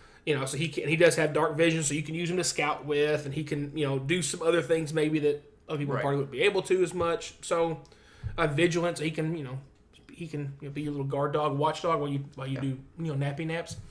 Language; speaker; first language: English; native; English